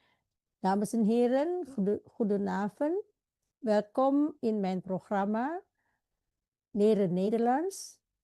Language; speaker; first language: Dutch; non-native, fluent; Indonesian